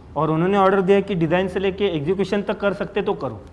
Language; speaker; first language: Hindi; non-native, local second language; Marathi